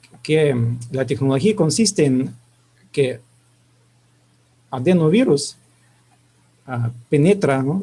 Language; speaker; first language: Spanish; non-native, fluent; Russian